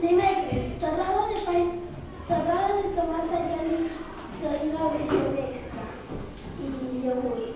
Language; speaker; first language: Catalan; non-native, local second language; Spanish